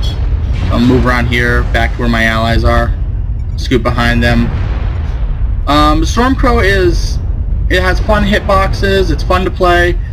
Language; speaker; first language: English; native; English